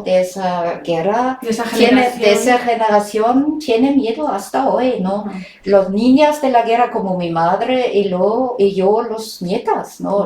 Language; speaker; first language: Spanish; non-native, fluent; German